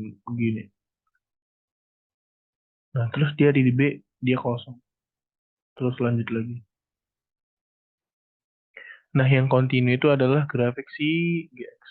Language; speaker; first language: Indonesian; native; Indonesian